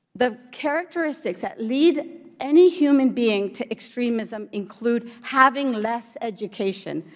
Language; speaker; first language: English; early bilingual, other home language; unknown